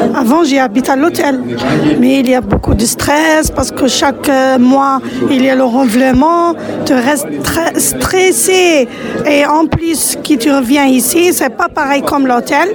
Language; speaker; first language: French; non-native, local second language; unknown